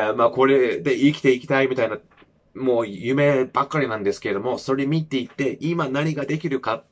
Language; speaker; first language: Japanese; non-native, fluent; English